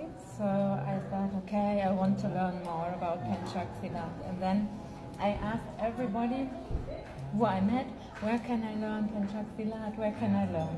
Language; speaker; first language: English; non-native, fluent; German